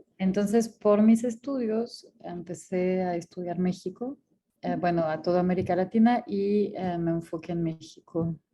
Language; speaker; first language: Spanish; non-native, fluent; French